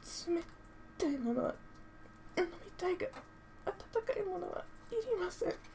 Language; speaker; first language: Japanese; non-native, fluent; English